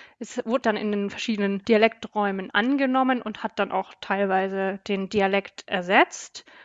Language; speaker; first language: German; native; German